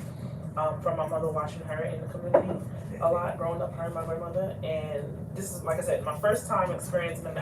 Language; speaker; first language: English; native; English